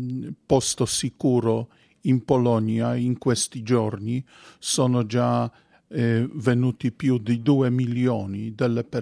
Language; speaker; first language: Italian; non-native, fluent; Polish